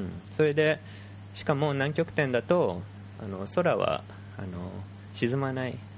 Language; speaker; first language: Japanese; early bilingual, heritage; Japanese